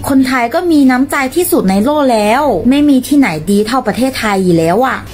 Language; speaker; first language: Thai; non-native, fluent; Chinese